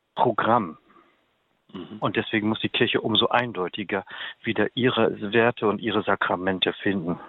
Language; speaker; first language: German; native; German